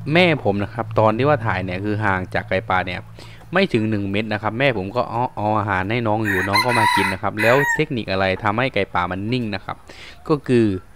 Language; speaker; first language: Thai; native; Thai